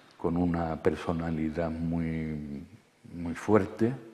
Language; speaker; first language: Spanish; native; Spanish